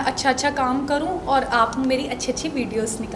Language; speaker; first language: Hindi; non-native, local second language; Punjabi